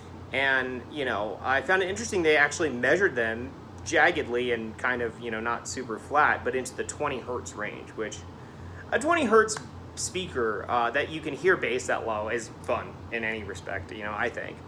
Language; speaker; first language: English; native; English